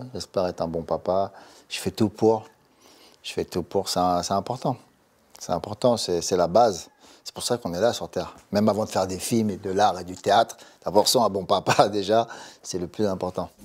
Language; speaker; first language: French; native; French